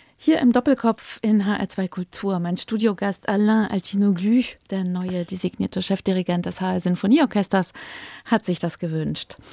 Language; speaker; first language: German; native; German